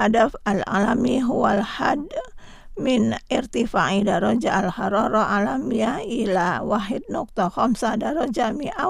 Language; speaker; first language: Arabic; non-native, fluent; Indonesian